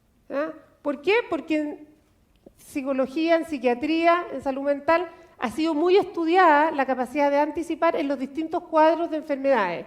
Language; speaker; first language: Spanish; native; Spanish